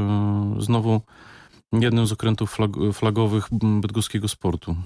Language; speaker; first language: Polish; native; Polish